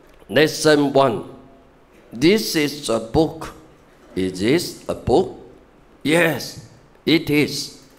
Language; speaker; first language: English; non-native, fluent; Chinese